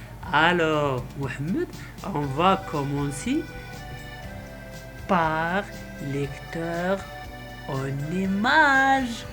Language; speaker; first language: French; non-native, local second language; Arabic